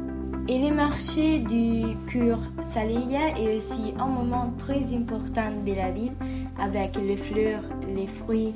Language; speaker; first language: French; non-native, learner; Italian